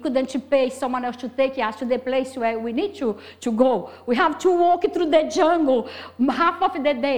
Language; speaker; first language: English; non-native, fluent; Portuguese